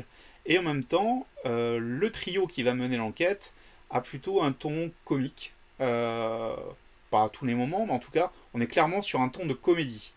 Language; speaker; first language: French; native; French